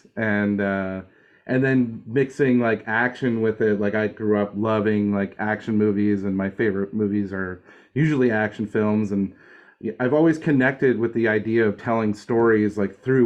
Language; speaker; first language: English; native; English